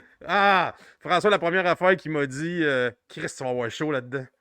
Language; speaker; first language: French; native; French